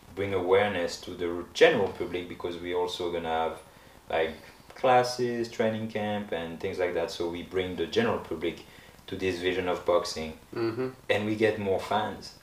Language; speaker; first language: English; non-native, fluent; French